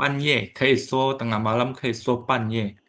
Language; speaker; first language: Chinese; non-native, fluent; Indonesian